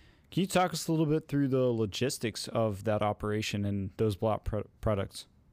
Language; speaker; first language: English; non-native, fluent; Dutch